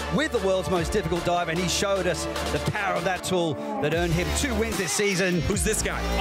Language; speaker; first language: English; native; English